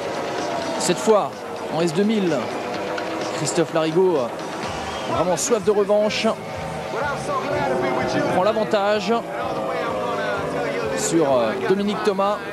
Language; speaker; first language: French; native; French